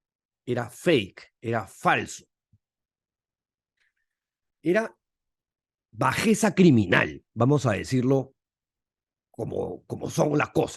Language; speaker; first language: Spanish; native; Spanish